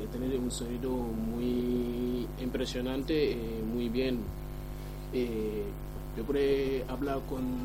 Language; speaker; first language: Spanish; non-native, learner; Wolof